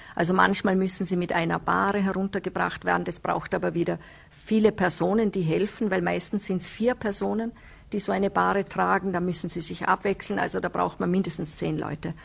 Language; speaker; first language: German; native; German